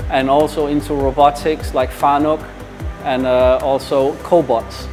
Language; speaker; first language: English; non-native, fluent; Danish